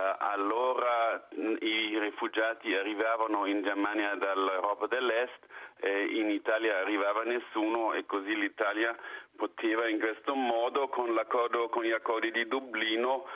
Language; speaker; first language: Italian; non-native, fluent; German